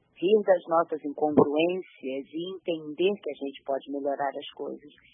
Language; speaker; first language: Portuguese; native; Portuguese